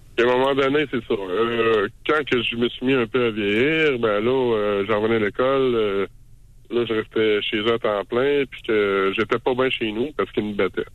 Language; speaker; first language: French; native; French